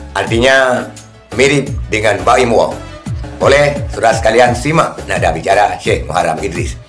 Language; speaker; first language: Malay; non-native, local second language; Achinese